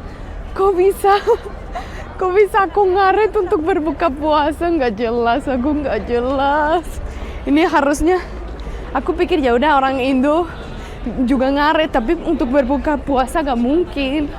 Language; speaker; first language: Indonesian; non-native, fluent; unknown